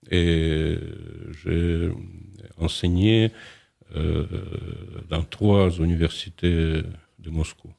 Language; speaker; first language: French; non-native, fluent; Russian